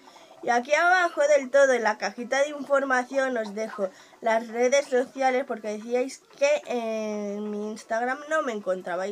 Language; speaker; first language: Spanish; native; Spanish